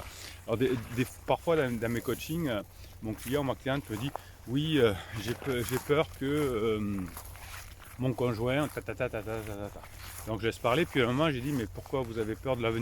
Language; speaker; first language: French; native; French